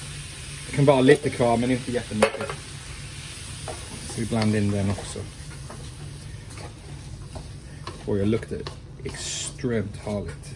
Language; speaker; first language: Swedish; non-native, fluent; English